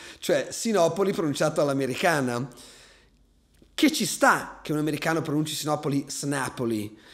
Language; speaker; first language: Italian; native; Italian